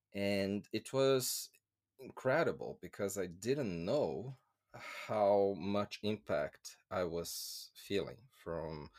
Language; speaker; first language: English; non-native, fluent; Portuguese